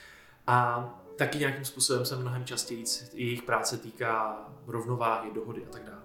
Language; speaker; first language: Czech; native; Czech